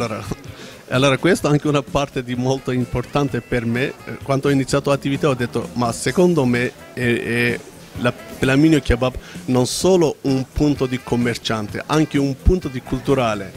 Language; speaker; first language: Italian; non-native, learner; Turkish